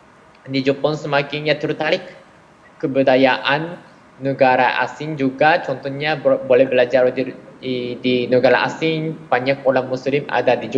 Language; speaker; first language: Indonesian; non-native, fluent; Japanese